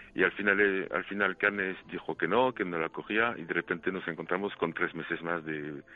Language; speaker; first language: Spanish; non-native, fluent; French